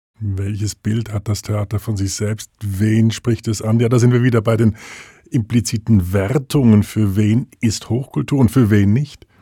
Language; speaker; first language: German; native; German